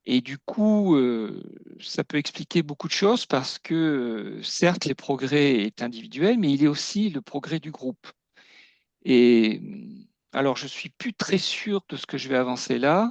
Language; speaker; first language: French; native; French